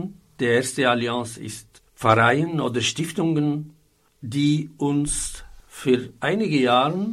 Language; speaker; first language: German; non-native, fluent; Arabic